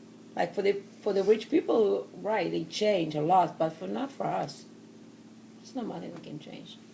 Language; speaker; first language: English; non-native, learner; Portuguese